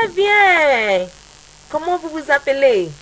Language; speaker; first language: French; non-native, fluent; Yoruba